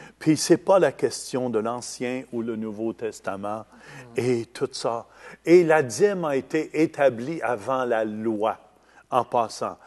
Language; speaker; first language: French; native; French